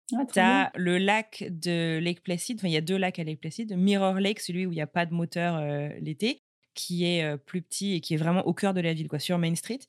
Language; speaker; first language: French; native; French